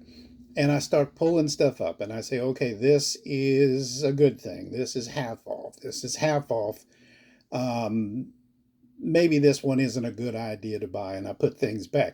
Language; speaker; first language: English; native; English